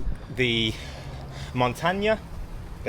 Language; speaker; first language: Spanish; non-native, learner; English